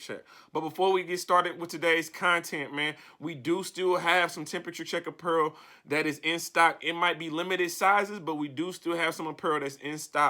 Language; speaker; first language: English; native; English